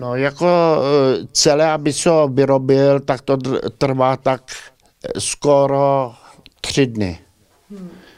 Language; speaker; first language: Czech; early bilingual, heritage; Czech